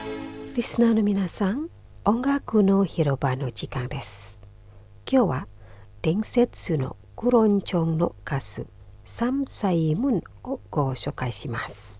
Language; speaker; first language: Japanese; non-native, fluent; Indonesian